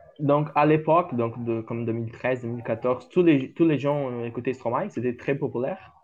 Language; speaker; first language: French; non-native, learner; Portuguese